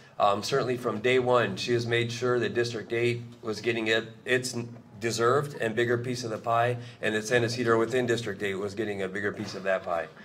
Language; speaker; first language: English; native; English